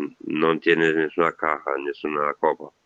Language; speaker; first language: Spanish; non-native, learner; Italian